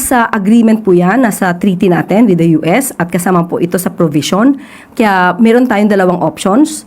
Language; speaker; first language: Filipino; native; Filipino